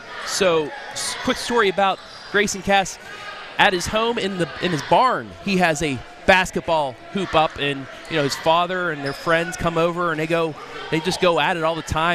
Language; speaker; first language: English; native; English